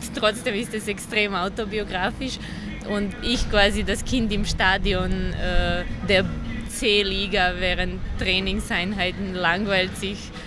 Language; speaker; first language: German; non-native, fluent; Serbian